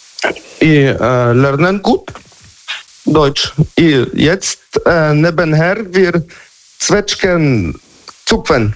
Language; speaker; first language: German; non-native, learner; Polish